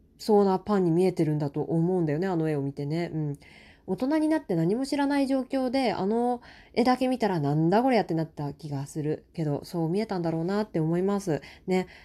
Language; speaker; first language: Japanese; native; Japanese